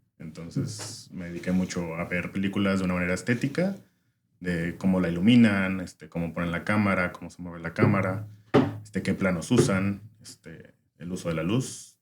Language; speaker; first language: Spanish; native; Spanish